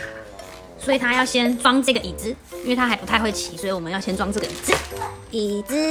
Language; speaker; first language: Chinese; native; Chinese